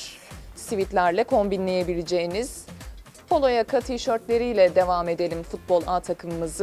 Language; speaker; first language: Turkish; native; Turkish